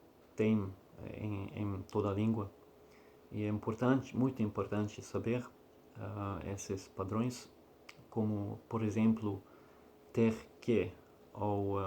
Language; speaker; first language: Portuguese; non-native, learner; Russian